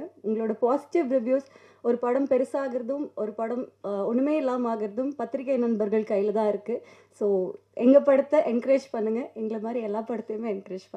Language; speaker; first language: Tamil; native; Tamil